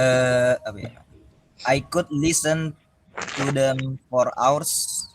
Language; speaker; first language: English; non-native, learner; Indonesian